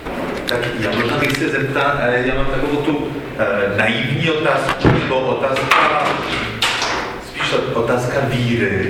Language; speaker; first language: Czech; non-native, fluent; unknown